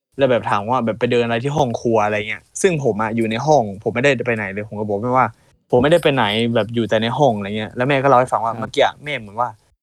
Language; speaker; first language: Thai; native; Thai